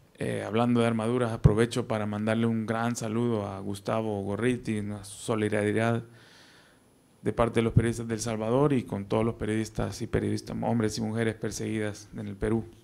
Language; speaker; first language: Spanish; native; Spanish